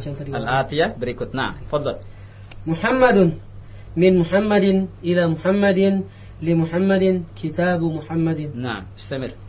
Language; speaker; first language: Arabic; non-native, learner; Indonesian